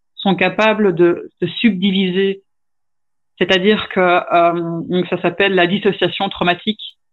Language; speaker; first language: French; native; French